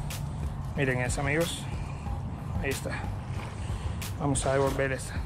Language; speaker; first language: Spanish; native; Spanish